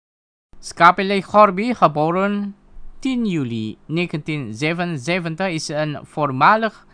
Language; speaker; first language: Dutch; non-native, fluent; Indonesian